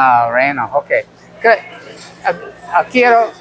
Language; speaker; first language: Spanish; non-native, learner; English